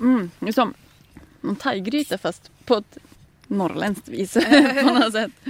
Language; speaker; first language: Swedish; native; Swedish